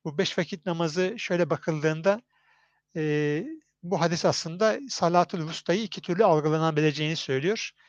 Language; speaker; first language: Turkish; native; Turkish